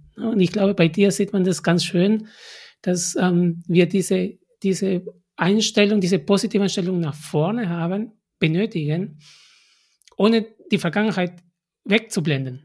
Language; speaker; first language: German; non-native, fluent; Spanish